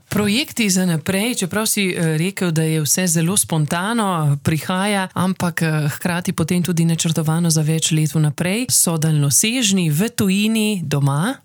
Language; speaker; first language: Slovenian; native; Slovenian